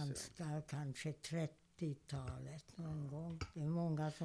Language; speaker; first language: Swedish; non-native, fluent; Hungarian